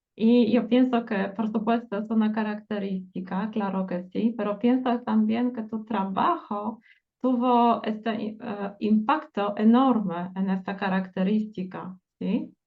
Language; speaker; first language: Spanish; non-native, fluent; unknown